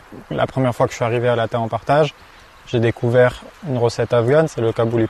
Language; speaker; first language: French; native; French